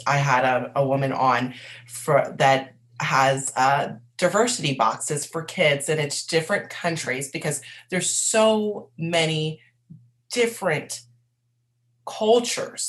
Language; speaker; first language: English; native; English